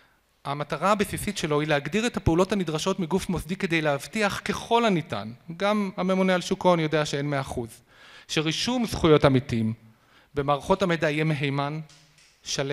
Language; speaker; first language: Hebrew; native; Hebrew